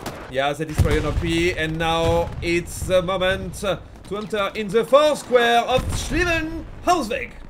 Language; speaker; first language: English; non-native, learner; French